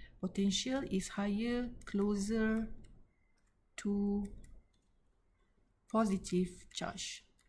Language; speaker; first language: English; non-native, local second language; Malay